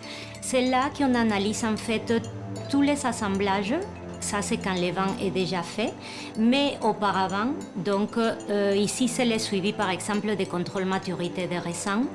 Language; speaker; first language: French; non-native, fluent; Spanish